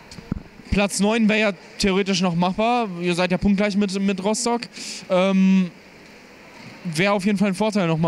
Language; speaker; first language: German; native; German